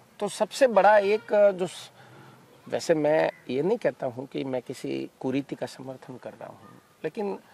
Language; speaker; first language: Hindi; native; Hindi